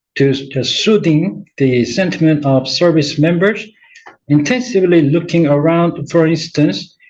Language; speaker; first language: English; non-native, fluent; Korean